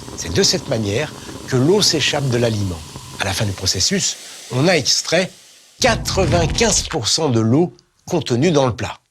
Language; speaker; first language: French; native; French